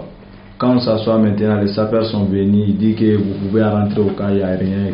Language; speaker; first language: French; non-native, local second language; Bambara